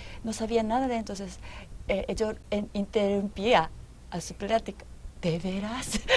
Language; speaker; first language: Spanish; non-native, fluent; Japanese